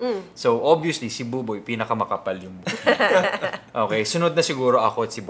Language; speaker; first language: Filipino; native; Filipino